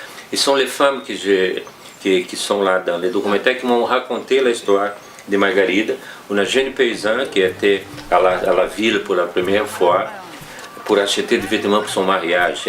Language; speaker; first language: French; non-native, fluent; Portuguese